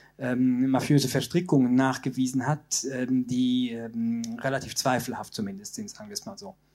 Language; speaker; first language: German; non-native, local second language; Luxembourgish